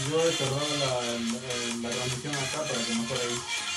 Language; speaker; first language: Spanish; native; Spanish